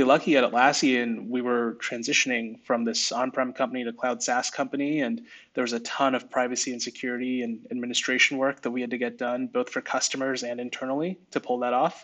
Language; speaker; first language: English; native; English